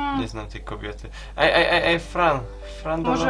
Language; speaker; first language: Polish; native; Polish